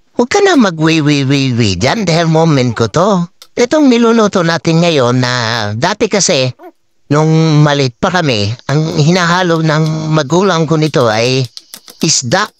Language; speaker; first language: Filipino; non-native, local second language; Cebuano